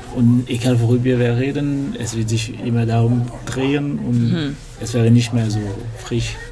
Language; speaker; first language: German; early bilingual, other home language; French